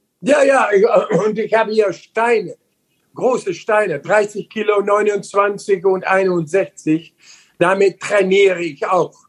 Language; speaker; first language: German; non-native, learner; Dutch